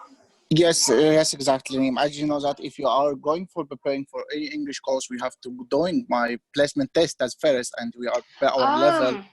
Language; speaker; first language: English; non-native, learner; Arabic